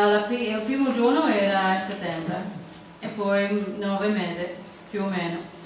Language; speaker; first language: Italian; non-native, learner; English